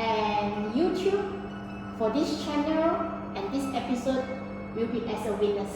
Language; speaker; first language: English; non-native, learner; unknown